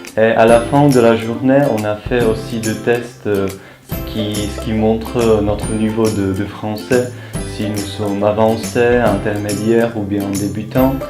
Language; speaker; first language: French; non-native, fluent; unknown